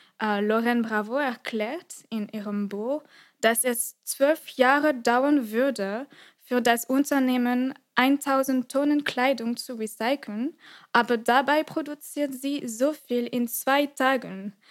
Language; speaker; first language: German; non-native, fluent; French